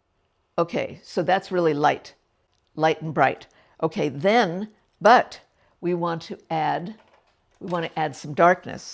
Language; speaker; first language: English; native; English